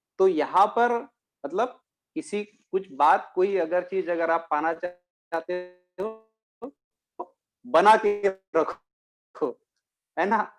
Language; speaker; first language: Hindi; non-native, local second language; Marathi